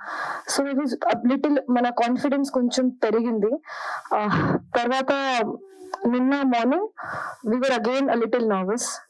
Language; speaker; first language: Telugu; non-native, learner; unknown